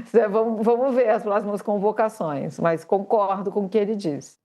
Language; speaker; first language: Portuguese; native; Portuguese